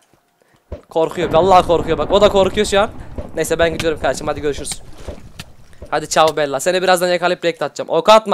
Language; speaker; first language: Turkish; native; Turkish